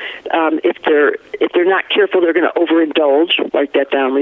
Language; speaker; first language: English; native; English